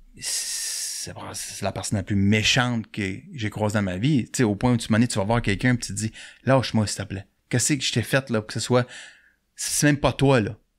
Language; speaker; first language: French; native; French